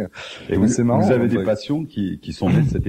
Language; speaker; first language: French; native; French